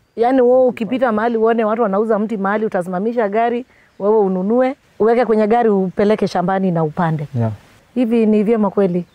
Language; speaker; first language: Swahili; native; Swahili